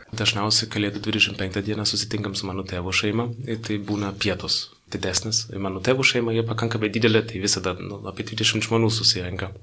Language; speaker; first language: Lithuanian; non-native, fluent; German